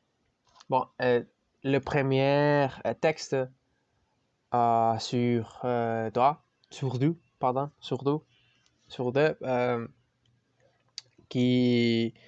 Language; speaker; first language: French; non-native, learner; Spanish